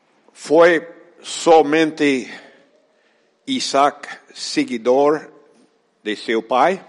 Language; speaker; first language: Portuguese; non-native, fluent; Spanish